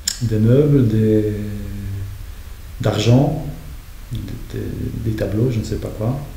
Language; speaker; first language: French; non-native, fluent; Polish